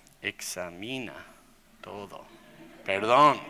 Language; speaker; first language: Spanish; non-native, fluent; English